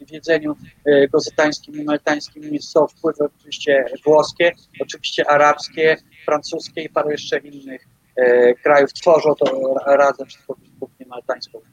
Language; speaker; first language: Polish; native; Polish